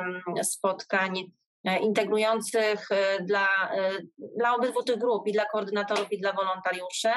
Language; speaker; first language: Polish; native; Polish